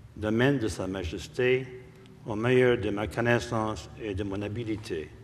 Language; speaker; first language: French; early bilingual, heritage; French